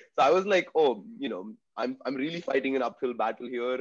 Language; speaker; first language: English; non-native, local second language; Tamil